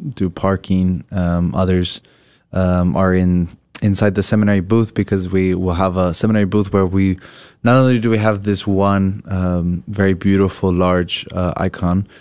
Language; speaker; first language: English; native; English